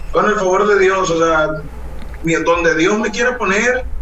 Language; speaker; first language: Spanish; native; Spanish